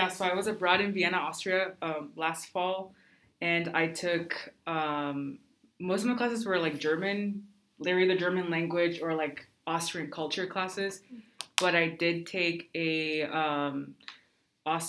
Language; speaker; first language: English; early bilingual, other home language; Spanish